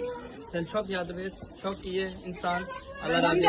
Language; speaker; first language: Turkish; non-native, learner; Urdu